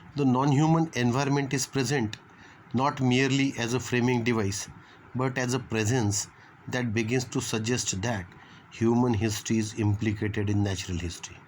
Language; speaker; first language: English; non-native, local second language; Marathi